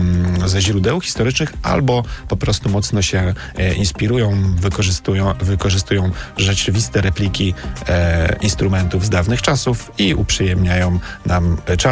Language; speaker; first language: Polish; native; Polish